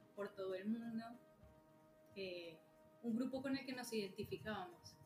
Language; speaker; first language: Spanish; native; Spanish